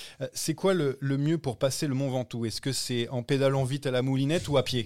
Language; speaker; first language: French; native; French